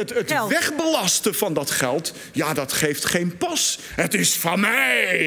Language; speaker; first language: Dutch; native; Dutch